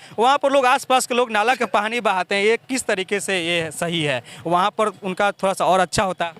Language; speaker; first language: Hindi; native; Hindi